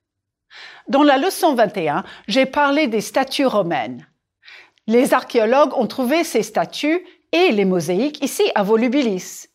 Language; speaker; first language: French; non-native, fluent; English